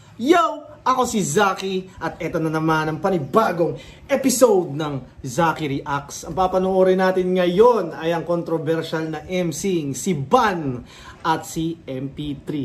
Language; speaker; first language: Filipino; native; Filipino